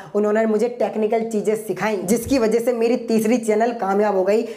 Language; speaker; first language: Hindi; non-native, local second language; Gujarati